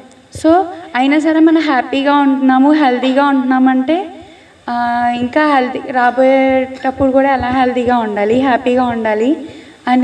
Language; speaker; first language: Telugu; native; Telugu